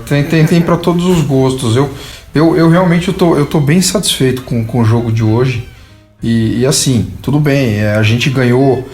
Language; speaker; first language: Portuguese; native; Portuguese